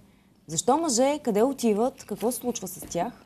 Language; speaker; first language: Bulgarian; native; Bulgarian